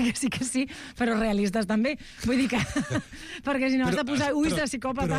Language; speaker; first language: Catalan; non-native, local second language; Spanish